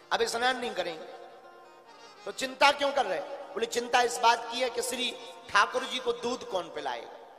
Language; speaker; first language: Hindi; native; Hindi